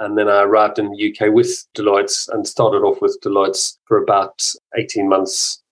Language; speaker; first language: English; native; English